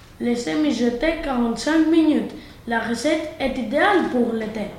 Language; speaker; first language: French; non-native, learner; Greek